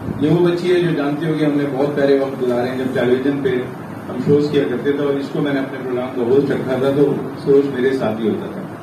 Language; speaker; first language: Urdu; non-native, local second language; Pashto